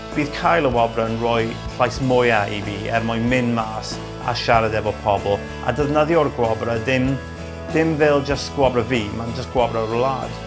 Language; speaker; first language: Welsh; non-native, local second language; English